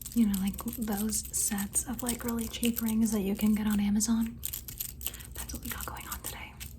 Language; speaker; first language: English; early bilingual, other home language; Spanish